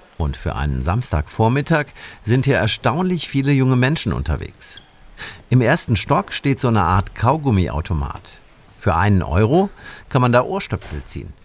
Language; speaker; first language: German; native; German